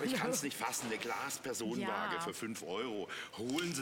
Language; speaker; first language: German; native; German